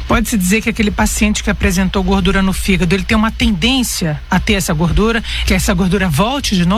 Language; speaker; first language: Portuguese; native; Portuguese